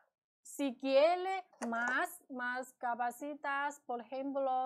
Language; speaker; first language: Spanish; non-native, learner; Chinese